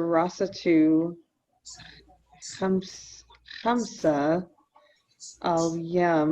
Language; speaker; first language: Arabic; non-native, learner; English